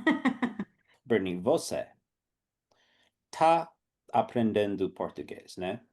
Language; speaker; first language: Portuguese; non-native, fluent; English